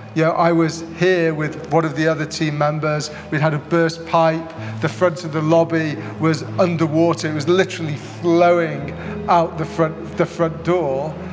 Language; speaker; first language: English; native; English